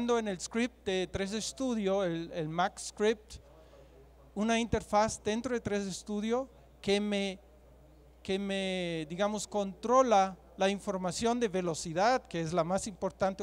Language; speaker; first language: Spanish; non-native, fluent; German